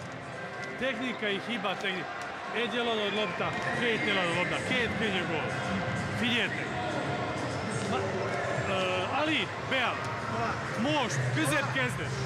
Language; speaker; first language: Hungarian; non-native, fluent; Serbian